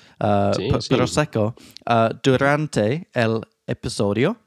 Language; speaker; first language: Spanish; non-native, learner; English